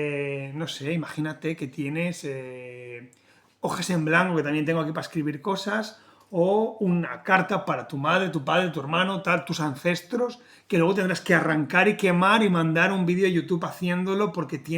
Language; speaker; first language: Spanish; native; Spanish